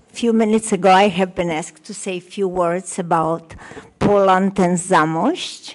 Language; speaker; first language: English; non-native, learner; Polish